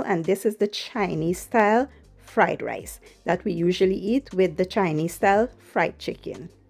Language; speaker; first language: English; native; English